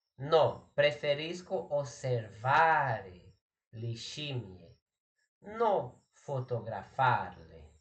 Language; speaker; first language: Italian; non-native, learner; English